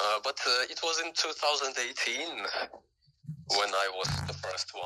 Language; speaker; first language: English; non-native, fluent; Ukrainian